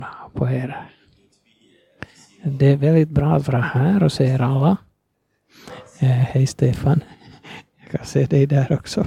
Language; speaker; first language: Swedish; non-native, fluent; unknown